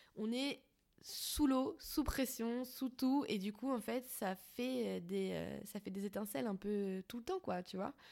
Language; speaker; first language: French; native; French